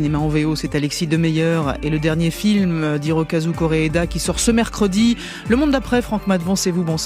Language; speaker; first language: French; native; French